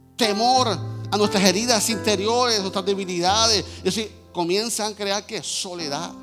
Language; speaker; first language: Spanish; native; Spanish